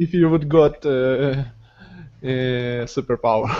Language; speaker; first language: English; non-native, learner; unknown